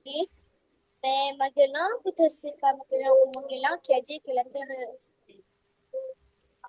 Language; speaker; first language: French; non-native, fluent; Russian